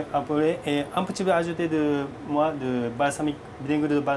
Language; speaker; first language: French; non-native, learner; Japanese